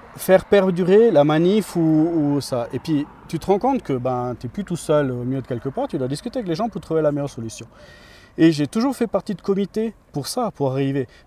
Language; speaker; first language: French; native; French